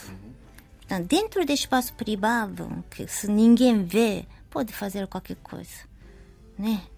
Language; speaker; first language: Portuguese; non-native, learner; Japanese